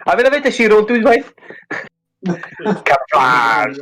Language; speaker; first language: Welsh; native; Welsh